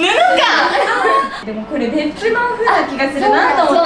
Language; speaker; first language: Japanese; native; Japanese